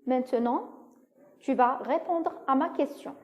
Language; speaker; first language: French; non-native, local second language; Arabic